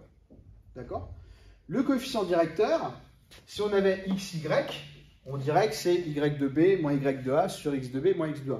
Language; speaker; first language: French; native; French